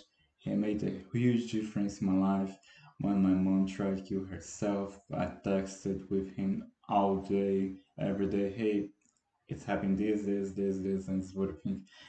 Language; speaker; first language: English; non-native, fluent; Portuguese